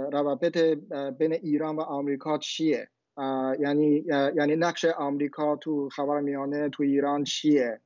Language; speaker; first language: Persian; non-native, fluent; Chinese